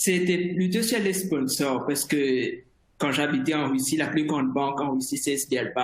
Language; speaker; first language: French; non-native, fluent; Morisyen